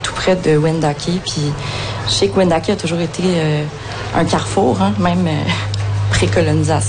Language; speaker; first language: French; native; French